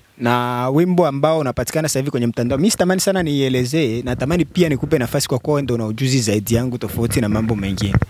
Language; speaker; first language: Swahili; native; Swahili